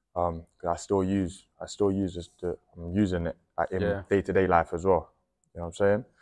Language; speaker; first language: English; native; English